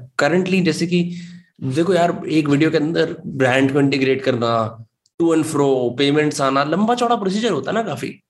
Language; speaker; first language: Hindi; native; Hindi